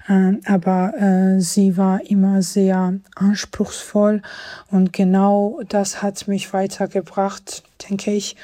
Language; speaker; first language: German; non-native, fluent; Georgian